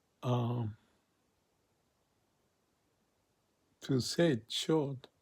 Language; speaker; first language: English; non-native, fluent; Japanese